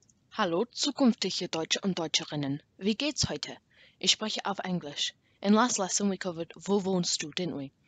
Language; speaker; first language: German; non-native, learner; English